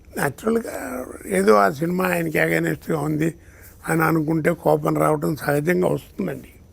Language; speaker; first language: Telugu; native; Telugu